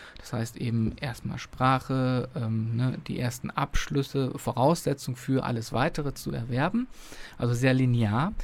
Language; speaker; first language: German; native; German